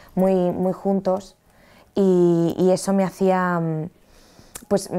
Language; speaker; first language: Spanish; native; Spanish